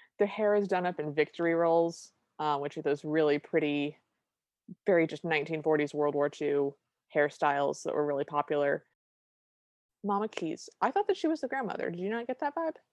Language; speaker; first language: English; native; English